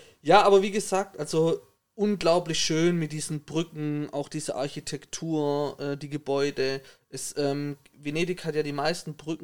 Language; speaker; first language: German; native; German